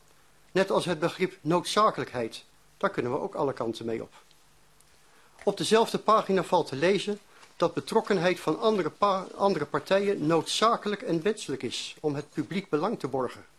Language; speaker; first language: Dutch; native; Dutch